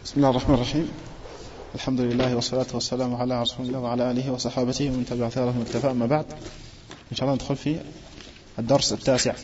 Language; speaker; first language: Arabic; early bilingual, heritage; Arabic